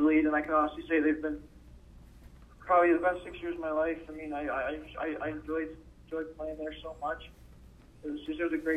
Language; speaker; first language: English; native; English